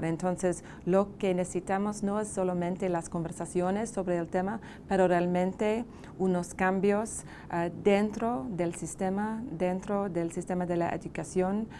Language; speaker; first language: Spanish; non-native, fluent; English